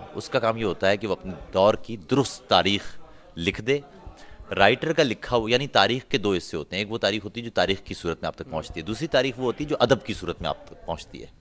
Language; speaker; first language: Urdu; non-native, local second language; Punjabi